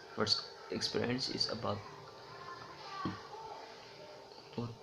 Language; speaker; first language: English; non-native, learner; Indonesian